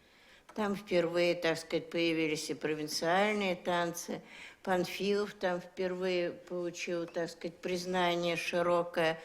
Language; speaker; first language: Russian; native; Russian